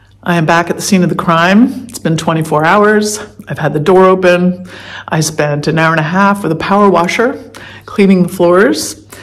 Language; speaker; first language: English; native; English